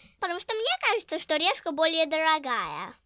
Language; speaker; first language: Russian; early bilingual, heritage; Russian